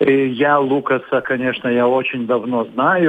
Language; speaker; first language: Russian; non-native, fluent; Lithuanian